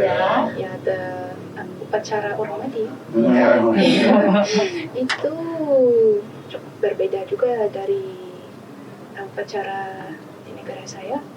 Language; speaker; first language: Indonesian; non-native, learner; Malagasy